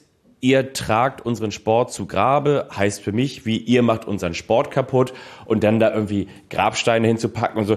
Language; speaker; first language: German; native; German